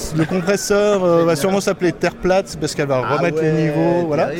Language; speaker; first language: French; native; French